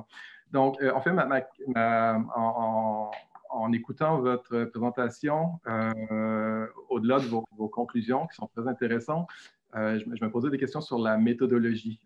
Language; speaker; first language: French; native; French